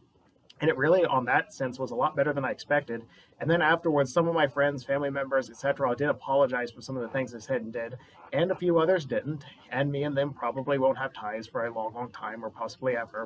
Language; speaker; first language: English; native; English